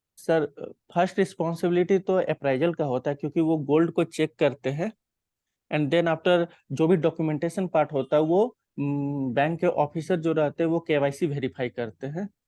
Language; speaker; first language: Hindi; native; Hindi